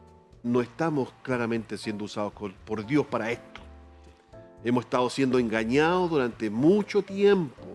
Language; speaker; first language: Spanish; native; Spanish